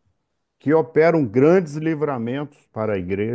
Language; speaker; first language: Portuguese; native; Portuguese